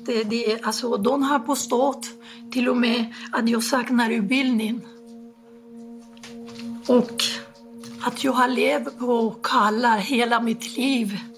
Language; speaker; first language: Swedish; non-native, fluent; Spanish